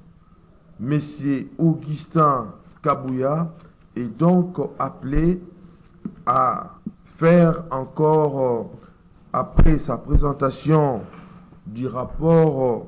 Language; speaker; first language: French; non-native, local second language; Lingala